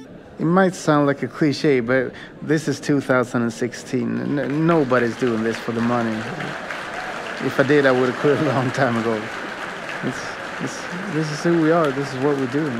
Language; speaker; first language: English; non-native, fluent; Swedish